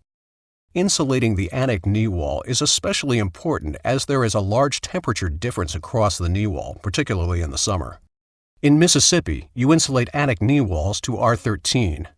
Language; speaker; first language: English; native; English